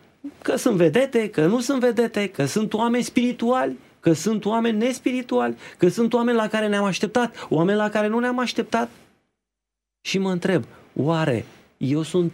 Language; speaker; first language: Romanian; native; Romanian